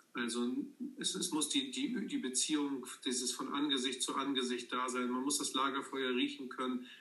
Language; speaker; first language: German; native; German